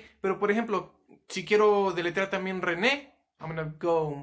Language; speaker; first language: Spanish; native; Spanish